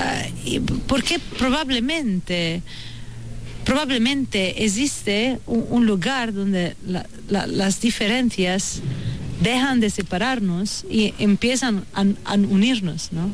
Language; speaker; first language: Spanish; non-native, fluent; Italian